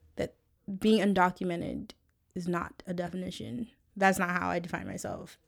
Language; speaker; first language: English; early bilingual, other home language; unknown